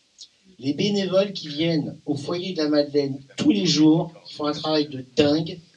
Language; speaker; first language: French; native; French